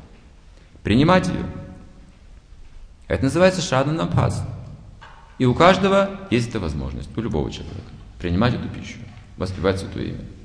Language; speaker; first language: Russian; native; Russian